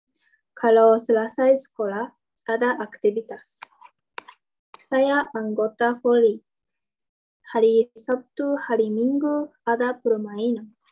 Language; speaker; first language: Indonesian; non-native, learner; Japanese